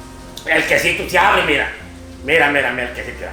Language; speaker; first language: Spanish; native; Spanish